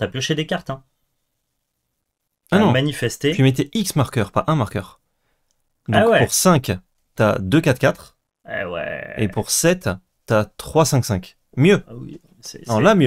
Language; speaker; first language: French; native; French